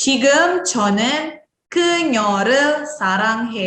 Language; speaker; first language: Korean; non-native, fluent; Indonesian